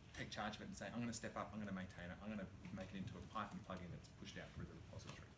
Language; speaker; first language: English; native; English